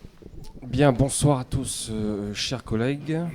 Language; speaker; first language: French; native; French